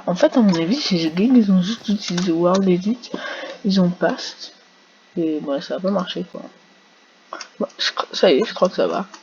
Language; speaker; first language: French; native; French